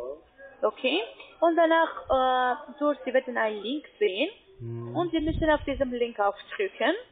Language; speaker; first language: German; non-native, learner; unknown